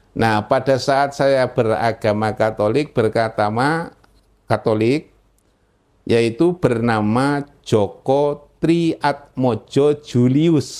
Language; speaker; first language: Indonesian; non-native, local second language; Javanese